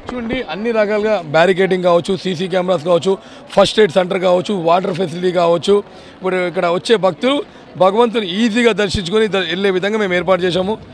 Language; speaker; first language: Telugu; native; Telugu